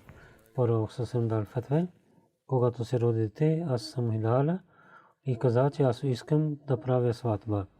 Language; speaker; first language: Bulgarian; non-native, learner; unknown